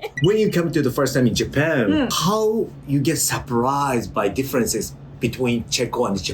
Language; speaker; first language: English; non-native, learner; Japanese